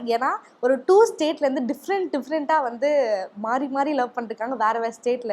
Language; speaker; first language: Tamil; native; Tamil